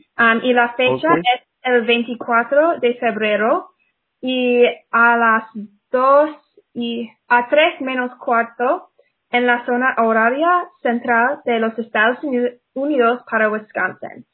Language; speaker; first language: Spanish; non-native, fluent; English